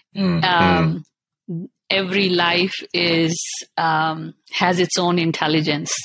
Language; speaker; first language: English; non-native, local second language; Punjabi